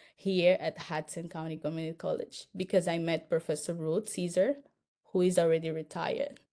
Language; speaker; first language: English; non-native, fluent; Portuguese